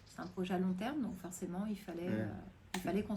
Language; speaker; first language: French; native; French